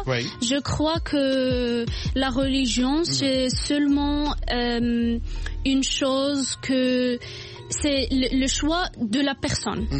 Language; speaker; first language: French; non-native, local second language; Arabic